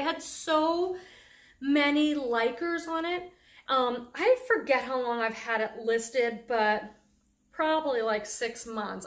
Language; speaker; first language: English; native; English